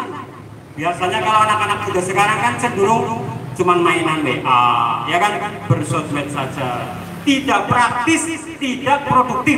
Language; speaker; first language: Indonesian; native; Indonesian